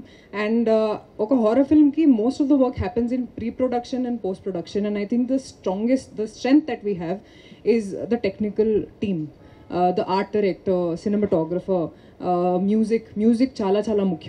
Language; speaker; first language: Telugu; non-native, local second language; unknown